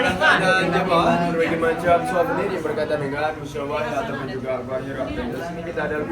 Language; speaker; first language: Indonesian; non-native, learner; Arabic